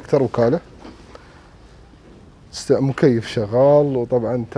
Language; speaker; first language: Arabic; native; Arabic